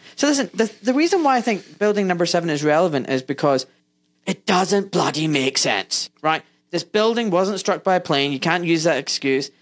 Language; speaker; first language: English; native; English